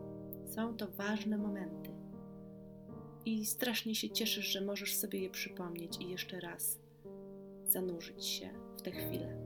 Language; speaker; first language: Polish; native; Polish